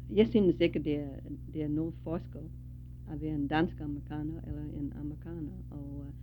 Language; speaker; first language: Danish; early bilingual, heritage; Danish